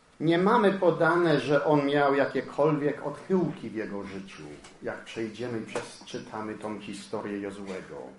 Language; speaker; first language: Polish; early bilingual, heritage; Polish